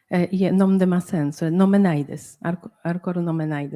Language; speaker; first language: Japanese; non-native, fluent; Polish